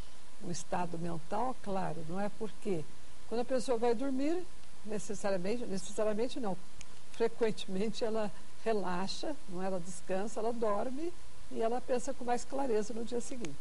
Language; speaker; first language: Portuguese; native; Portuguese